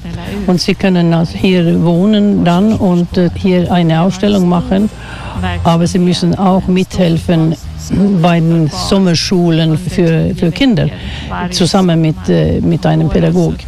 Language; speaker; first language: German; non-native, fluent; Swedish